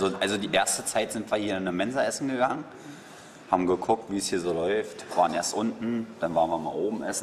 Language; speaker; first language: German; native; German